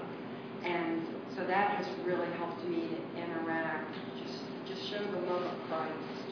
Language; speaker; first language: English; native; English